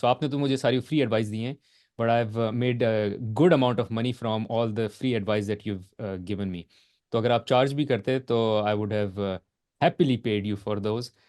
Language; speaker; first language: Urdu; native; Urdu